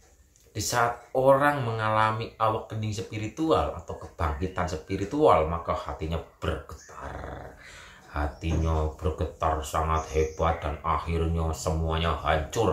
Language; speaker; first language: Indonesian; native; Indonesian